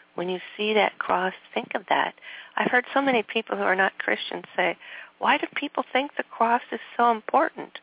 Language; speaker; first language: English; native; English